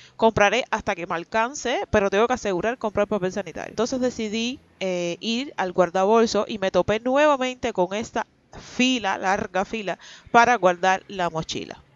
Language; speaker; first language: Spanish; native; Spanish